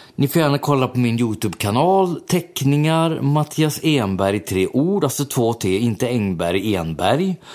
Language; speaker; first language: Swedish; native; Swedish